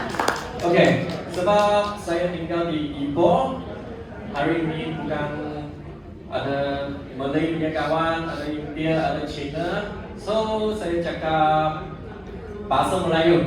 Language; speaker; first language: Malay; non-native, local second language; Chinese